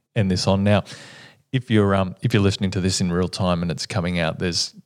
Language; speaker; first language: English; native; English